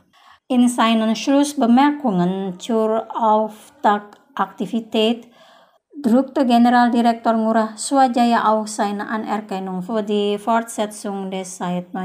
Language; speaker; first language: German; non-native, fluent; Indonesian